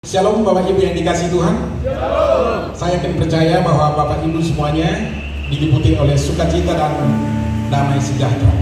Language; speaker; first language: Indonesian; native; Indonesian